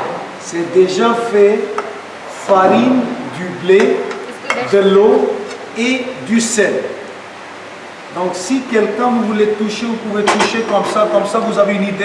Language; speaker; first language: French; non-native, fluent; Hindi